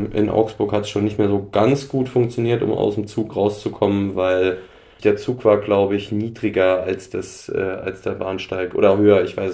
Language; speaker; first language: German; native; German